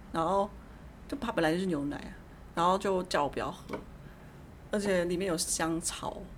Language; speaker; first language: Chinese; early bilingual, heritage; Chinese